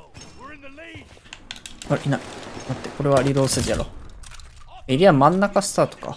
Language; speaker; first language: Japanese; native; Japanese